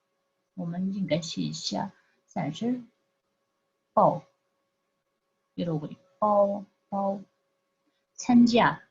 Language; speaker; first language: Chinese; non-native, fluent; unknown